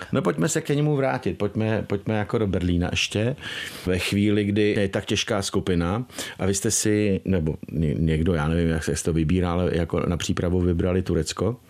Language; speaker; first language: Czech; native; Czech